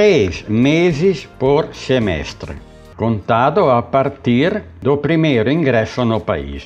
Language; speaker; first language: Portuguese; non-native, learner; Italian